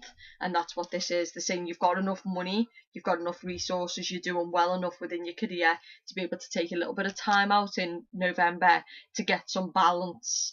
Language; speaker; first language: English; native; English